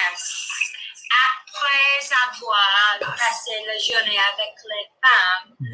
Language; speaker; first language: French; non-native, learner; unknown